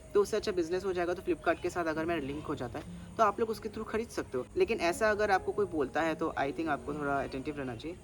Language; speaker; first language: Hindi; non-native, local second language; Bangla